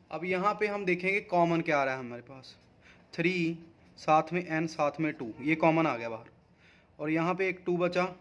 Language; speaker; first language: Hindi; non-native, local second language; Punjabi